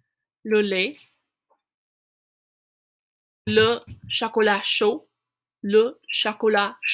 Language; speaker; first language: French; non-native, fluent; English